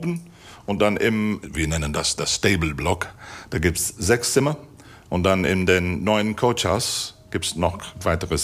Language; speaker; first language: German; non-native, fluent; English